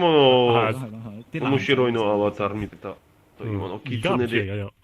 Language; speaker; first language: Japanese; non-native, learner; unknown